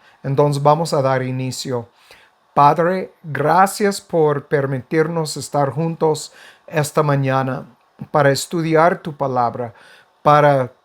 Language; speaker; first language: Spanish; non-native, fluent; English